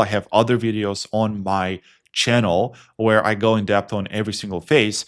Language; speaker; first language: English; non-native, fluent; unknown